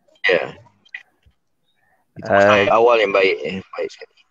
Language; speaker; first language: Malay; native; Malay